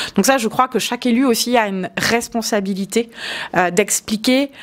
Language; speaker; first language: French; native; French